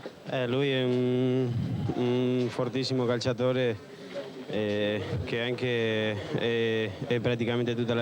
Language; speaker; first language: Italian; non-native, fluent; Spanish